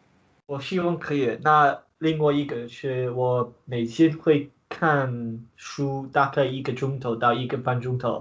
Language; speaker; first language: Chinese; non-native, learner; English